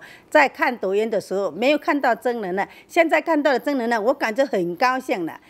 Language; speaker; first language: Chinese; native; Chinese